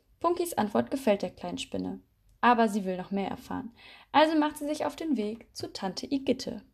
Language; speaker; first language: German; native; German